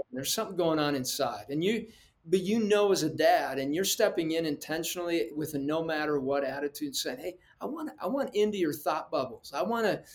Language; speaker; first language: English; early bilingual, other home language; Spanish